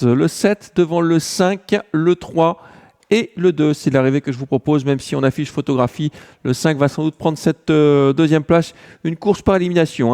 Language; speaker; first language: French; native; French